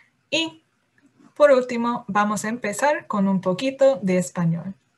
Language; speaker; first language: Spanish; non-native, fluent; English